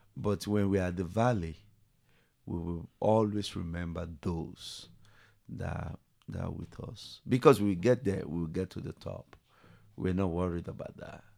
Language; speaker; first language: English; non-native, local second language; Yoruba